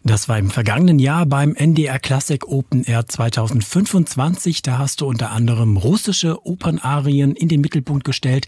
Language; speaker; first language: German; native; German